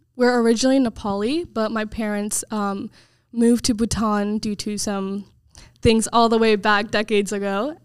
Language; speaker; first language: English; early bilingual, other home language; Nepali